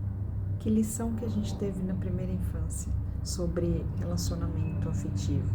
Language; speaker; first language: Portuguese; native; Portuguese